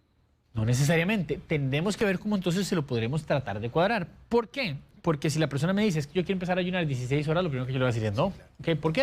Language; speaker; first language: Spanish; native; Spanish